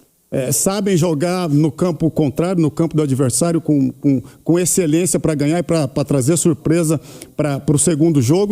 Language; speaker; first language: Portuguese; native; Portuguese